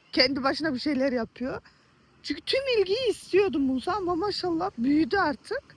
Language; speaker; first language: Turkish; early bilingual, heritage; Turkish